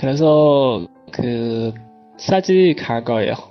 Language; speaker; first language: Korean; non-native, learner; Chinese